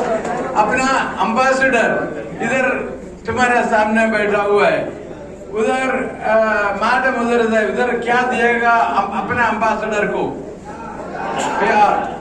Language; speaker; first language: Hindi; non-native, local second language; Malayalam